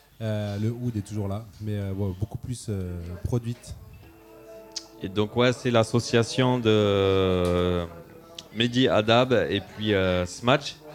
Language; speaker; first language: French; native; French